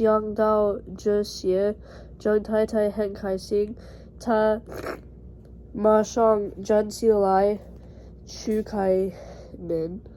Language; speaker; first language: Chinese; non-native, learner; English